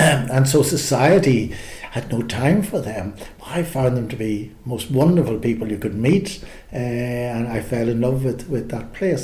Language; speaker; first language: English; native; English